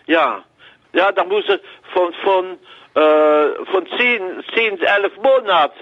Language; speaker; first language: German; non-native, learner; French